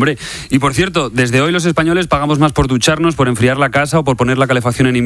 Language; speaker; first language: Spanish; native; Spanish